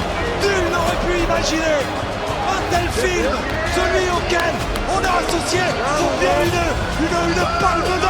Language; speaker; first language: French; native; French